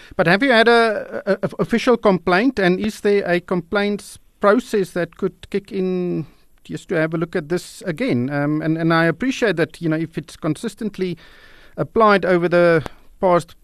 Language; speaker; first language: English; non-native, local second language; Afrikaans